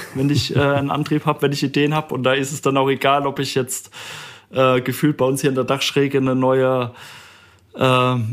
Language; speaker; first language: German; native; German